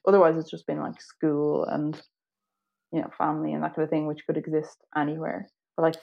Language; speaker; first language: English; native; English